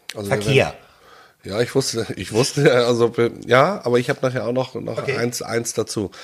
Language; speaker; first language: German; native; German